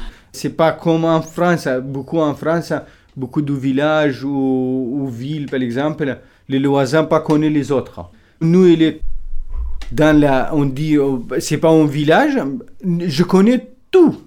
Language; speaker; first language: French; non-native, learner; Kurdish